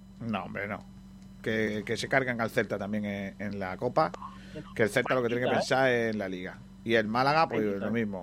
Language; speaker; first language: Spanish; native; Spanish